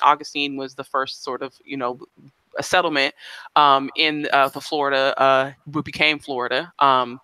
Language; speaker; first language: English; native; English